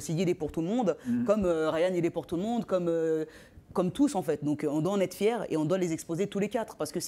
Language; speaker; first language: French; native; French